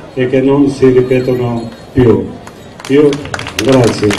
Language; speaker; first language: Italian; non-native, fluent; Albanian